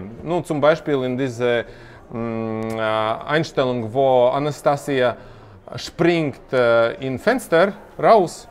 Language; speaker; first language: German; non-native, learner; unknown